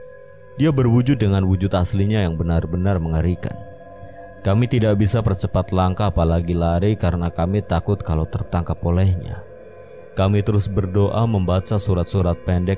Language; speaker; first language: Indonesian; native; Indonesian